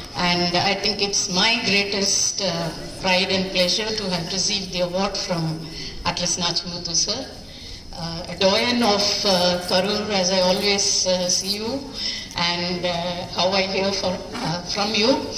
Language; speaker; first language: English; non-native, local second language; Tamil